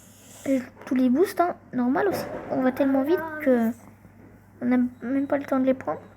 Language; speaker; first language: French; native; French